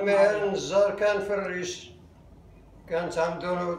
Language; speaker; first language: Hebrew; non-native, fluent; Arabic